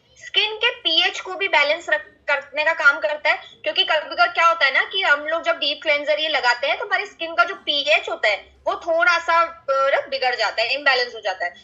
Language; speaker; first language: Hindi; native; Hindi